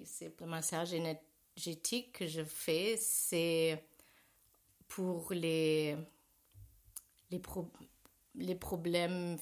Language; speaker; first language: French; non-native, learner; German